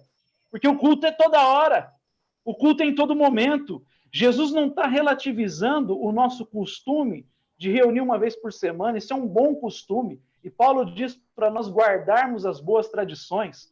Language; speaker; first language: Portuguese; native; Portuguese